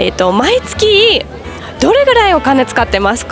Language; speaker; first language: Japanese; non-native, fluent; English